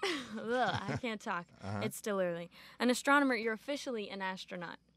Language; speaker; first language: English; native; English